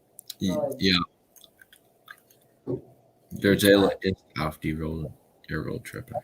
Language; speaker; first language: German; non-native, learner; English